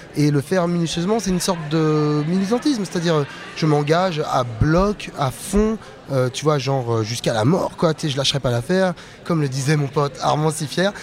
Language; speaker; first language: French; native; French